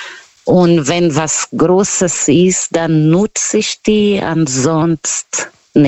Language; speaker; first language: German; non-native, learner; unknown